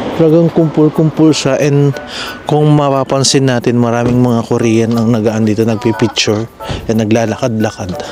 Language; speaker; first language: Filipino; native; Filipino